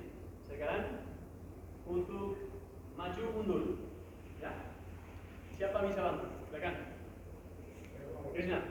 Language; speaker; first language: Indonesian; non-native, learner; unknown